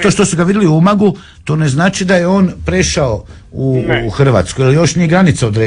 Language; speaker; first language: Croatian; native; Croatian